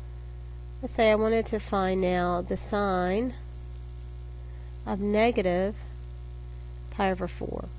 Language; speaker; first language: English; native; English